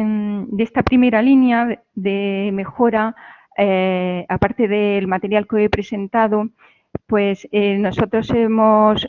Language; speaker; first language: Spanish; native; Spanish